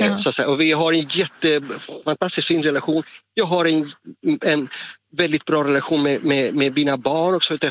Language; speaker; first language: Swedish; non-native, fluent; Spanish